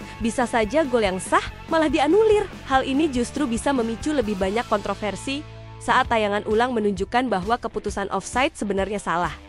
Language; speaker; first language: Indonesian; native; Indonesian